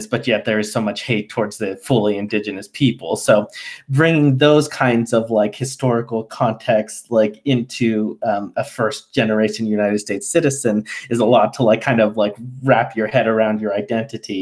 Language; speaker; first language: English; native; English